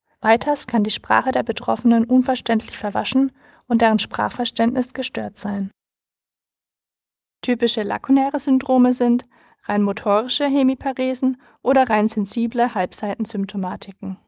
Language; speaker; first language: German; native; German